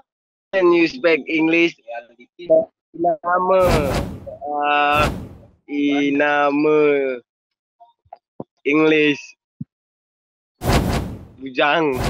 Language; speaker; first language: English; non-native, learner; Indonesian